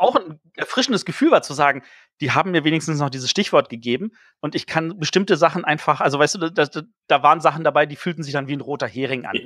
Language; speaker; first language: German; native; German